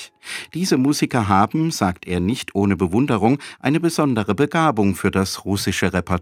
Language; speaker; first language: German; native; German